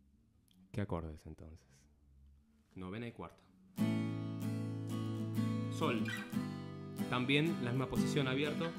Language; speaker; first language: Spanish; native; Spanish